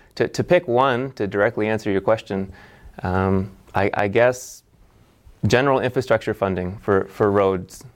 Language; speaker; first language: English; native; English